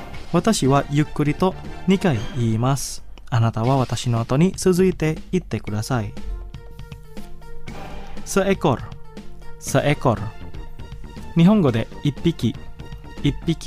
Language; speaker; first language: Japanese; non-native, fluent; Indonesian